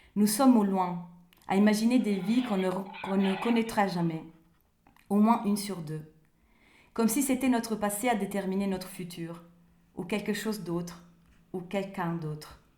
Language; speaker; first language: French; non-native, fluent; Italian